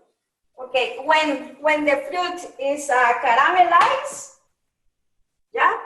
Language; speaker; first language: English; non-native, learner; Spanish